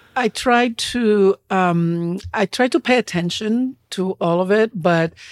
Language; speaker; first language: English; non-native, fluent; Spanish